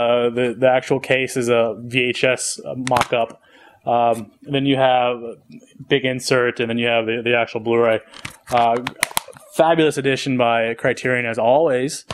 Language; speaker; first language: English; native; English